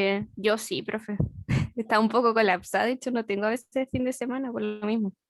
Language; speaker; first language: Spanish; native; Spanish